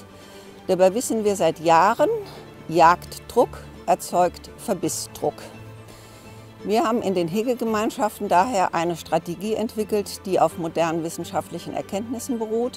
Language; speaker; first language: German; native; German